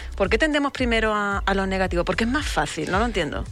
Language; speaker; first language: Spanish; native; Spanish